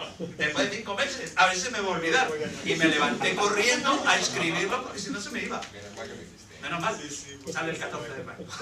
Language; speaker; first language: Spanish; native; Spanish